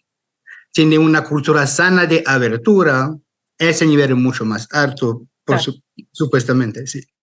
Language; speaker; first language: Spanish; non-native, fluent; French